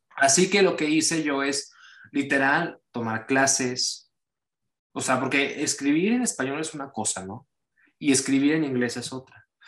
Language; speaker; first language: Spanish; native; Spanish